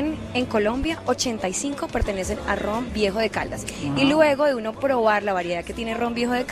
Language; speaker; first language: Spanish; native; Spanish